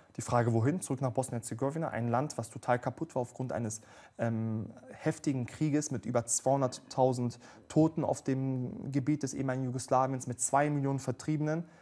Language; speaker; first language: German; early bilingual, other home language; Bosnian